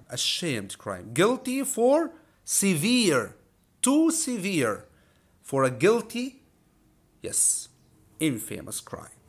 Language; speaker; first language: English; non-native, fluent; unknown